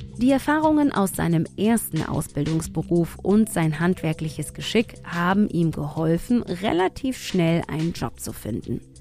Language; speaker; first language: German; early bilingual, other home language; Tigrinya